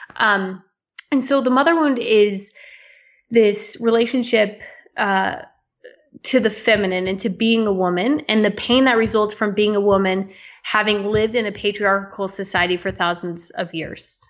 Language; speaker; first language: English; native; English